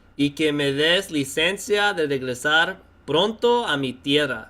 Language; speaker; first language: Spanish; early bilingual, heritage; Spanish